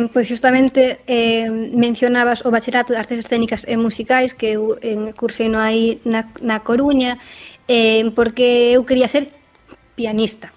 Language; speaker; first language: Galician; native; Galician